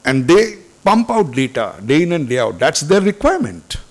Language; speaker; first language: English; non-native, local second language; Marathi